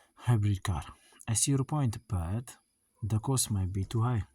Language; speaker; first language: English; non-native, local second language; Amharic